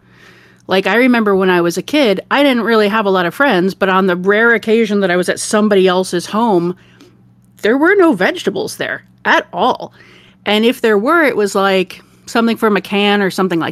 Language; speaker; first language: English; native; English